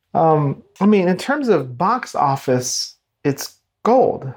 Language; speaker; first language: English; native; English